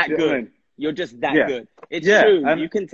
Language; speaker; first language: English; native; English